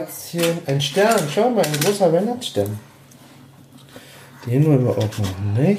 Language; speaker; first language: German; native; German